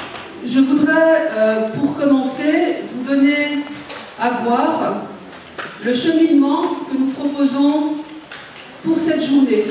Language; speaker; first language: French; native; French